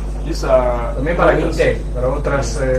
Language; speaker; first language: Spanish; non-native, fluent; Chinese